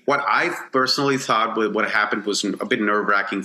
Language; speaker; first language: English; non-native, local second language; Bangla